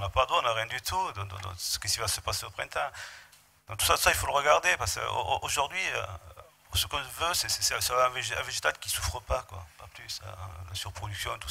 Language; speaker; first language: French; native; French